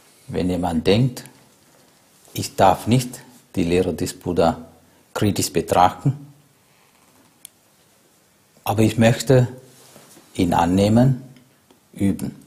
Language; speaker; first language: German; non-native, fluent; Sinhala